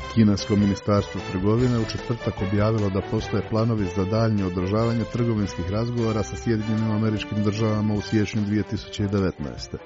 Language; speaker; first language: Croatian; native; Croatian